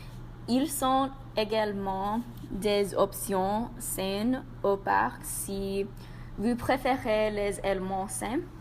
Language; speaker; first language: French; non-native, learner; English